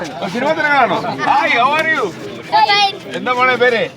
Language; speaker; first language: Malayalam; native; Malayalam